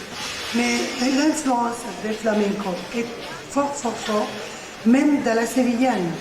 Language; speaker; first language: French; non-native, learner; Spanish